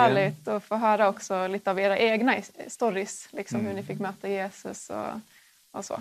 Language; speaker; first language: Swedish; native; Swedish